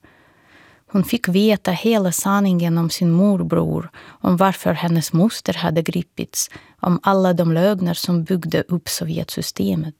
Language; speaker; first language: Swedish; non-native, fluent; Russian